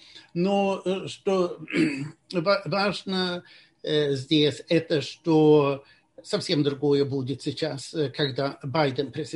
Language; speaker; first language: Russian; non-native, fluent; Swedish